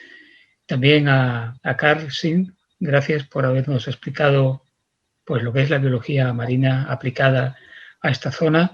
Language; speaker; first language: Spanish; native; Spanish